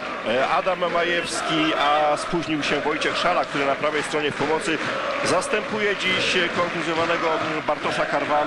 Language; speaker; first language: Polish; native; Polish